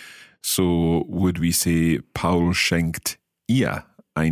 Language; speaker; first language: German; non-native, fluent; English